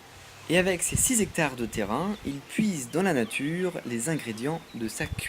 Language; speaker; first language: French; native; French